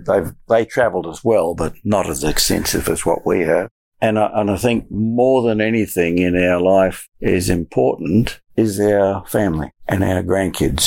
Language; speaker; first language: English; native; English